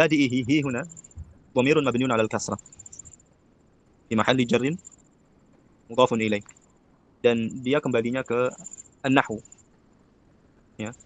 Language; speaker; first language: Arabic; non-native, fluent; Indonesian